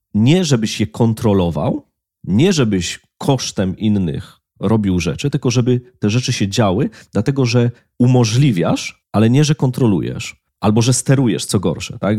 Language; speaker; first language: Polish; native; Polish